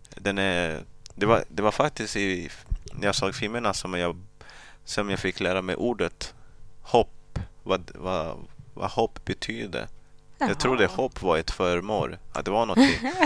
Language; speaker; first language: Swedish; early bilingual, other home language; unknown